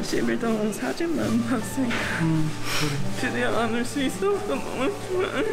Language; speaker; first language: Korean; non-native, learner; English